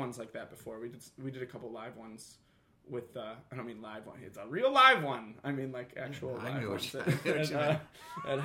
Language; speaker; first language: English; native; English